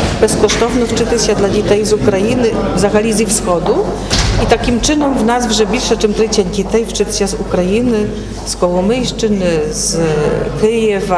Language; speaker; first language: Polish; non-native, learner; Ukrainian